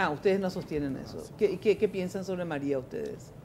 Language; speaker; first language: Spanish; native; Spanish